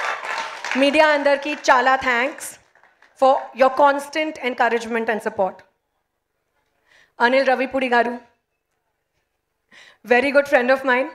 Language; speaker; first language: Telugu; non-native, learner; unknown